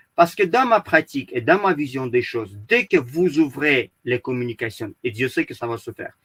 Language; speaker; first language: French; early bilingual, other home language; Azerbaijani